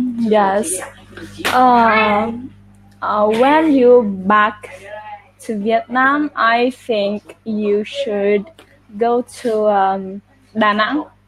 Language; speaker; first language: English; non-native, learner; Vietnamese